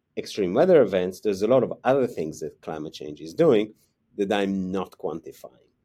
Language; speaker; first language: English; non-native, fluent; Hebrew